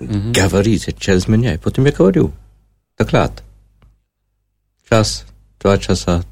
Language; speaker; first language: Russian; non-native, learner; German